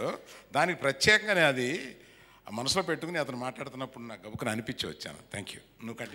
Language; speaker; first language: Telugu; native; Telugu